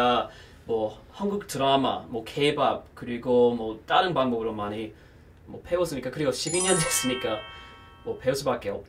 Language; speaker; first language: Korean; non-native, fluent; English